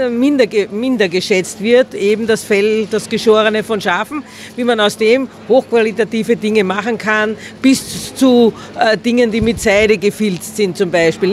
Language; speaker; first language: German; native; German